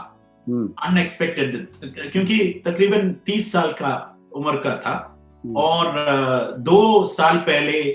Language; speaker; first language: Hindi; non-native, local second language; Malayalam